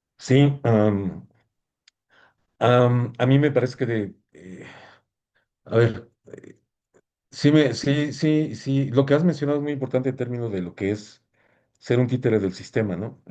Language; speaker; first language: Spanish; native; Spanish